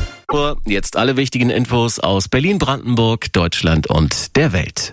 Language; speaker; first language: German; native; German